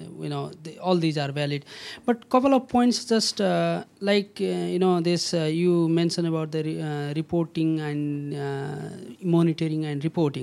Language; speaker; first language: English; non-native, local second language; Nepali